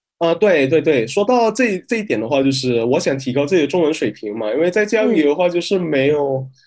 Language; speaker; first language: Chinese; non-native, fluent; Min Nan Chinese